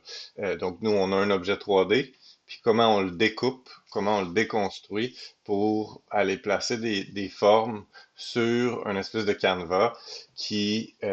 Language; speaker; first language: French; native; French